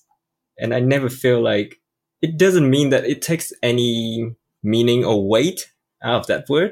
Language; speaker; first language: English; non-native, fluent; Vietnamese